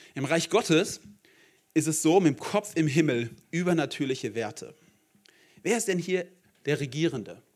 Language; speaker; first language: German; native; German